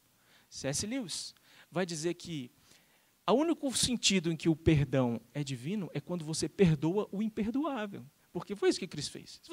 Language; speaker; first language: Portuguese; native; Portuguese